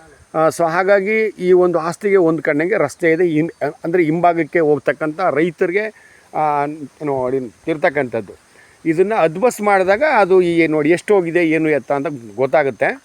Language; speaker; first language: Kannada; native; Kannada